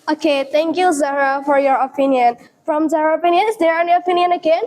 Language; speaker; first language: English; non-native, learner; Indonesian